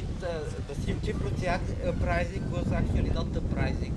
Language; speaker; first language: English; non-native, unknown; Bulgarian